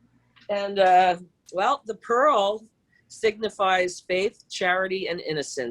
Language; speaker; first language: English; native; English